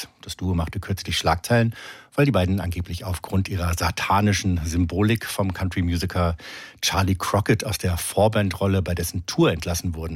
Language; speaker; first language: German; native; German